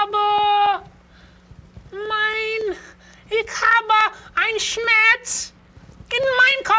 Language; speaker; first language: German; non-native, learner; English